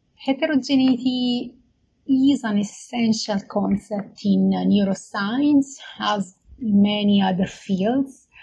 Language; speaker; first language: English; non-native, fluent; Italian